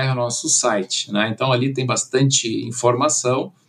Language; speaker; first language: Portuguese; early bilingual, other home language; German